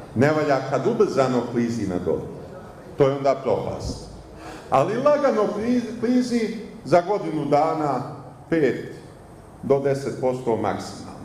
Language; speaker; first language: Bosnian; native; Bosnian